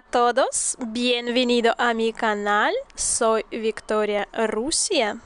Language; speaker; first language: Spanish; non-native, fluent; Russian